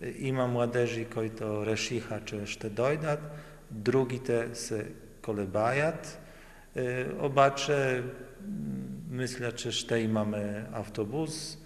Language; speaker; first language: Bulgarian; non-native, learner; Polish